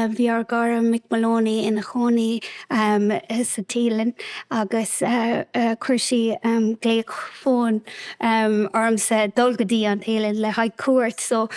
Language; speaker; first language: Irish; non-native, local second language; English